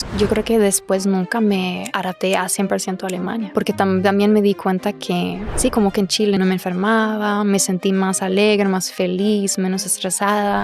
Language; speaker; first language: Spanish; non-native, fluent; German